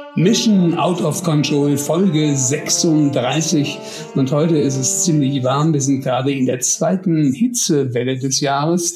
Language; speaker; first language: German; native; German